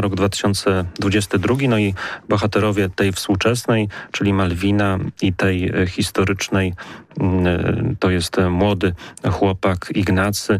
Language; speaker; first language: Polish; native; Polish